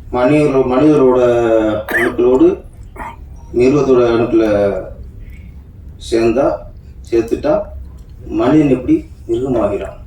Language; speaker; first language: Tamil; native; Tamil